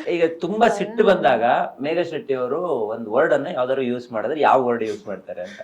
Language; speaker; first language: Kannada; native; Kannada